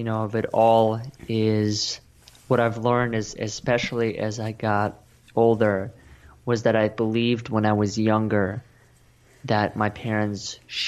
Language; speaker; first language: English; early bilingual, other home language; Russian